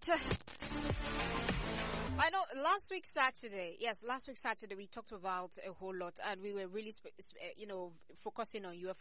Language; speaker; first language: English; non-native, local second language; Ibibio